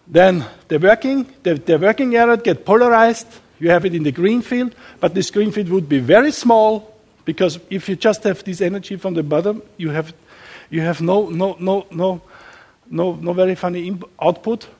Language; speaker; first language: English; non-native, learner; German